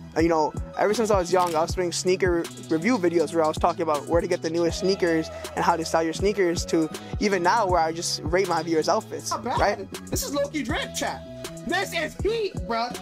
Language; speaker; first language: English; native; English